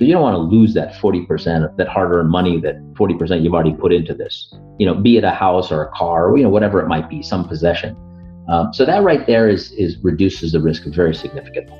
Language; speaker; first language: English; native; English